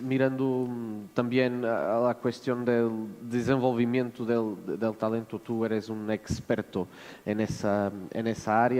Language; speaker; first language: Spanish; non-native, fluent; Portuguese